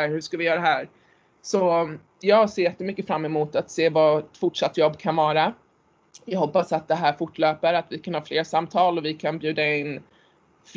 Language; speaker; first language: Swedish; native; Swedish